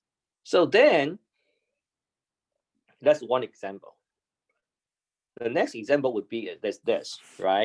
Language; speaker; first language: English; non-native, fluent; Chinese